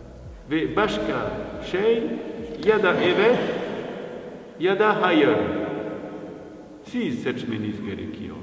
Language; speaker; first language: Turkish; non-native, learner; French